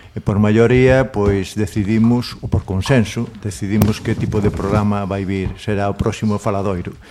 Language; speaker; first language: Galician; non-native, local second language; Spanish